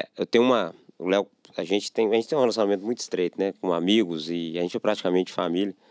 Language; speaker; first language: Portuguese; native; Portuguese